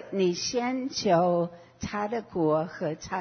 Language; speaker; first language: Chinese; non-native, fluent; English